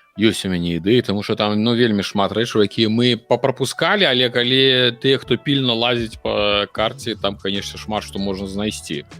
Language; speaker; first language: Belarusian; non-native, local second language; Russian